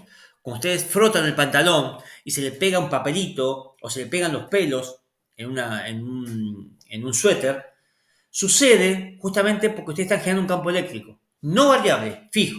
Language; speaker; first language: Spanish; native; Spanish